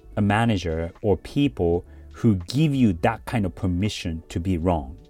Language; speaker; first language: English; early bilingual, other home language; Japanese